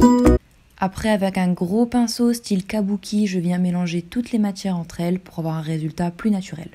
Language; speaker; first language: French; native; French